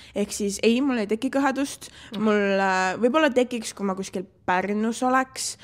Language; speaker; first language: Estonian; native; Estonian